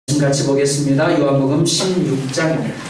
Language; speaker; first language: Korean; native; Korean